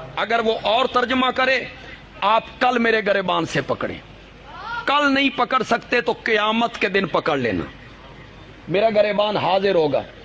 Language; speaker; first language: Urdu; non-native, local second language; Punjabi